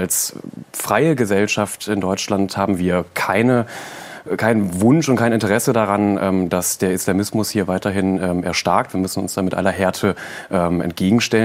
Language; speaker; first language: German; native; German